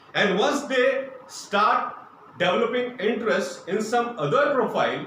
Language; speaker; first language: English; non-native, local second language; Hindi